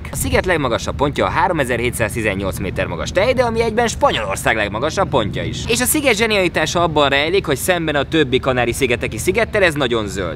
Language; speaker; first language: Hungarian; native; Hungarian